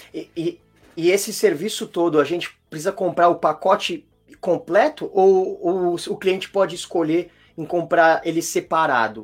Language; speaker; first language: Portuguese; native; Portuguese